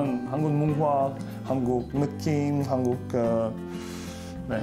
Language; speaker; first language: Korean; non-native, learner; Latvian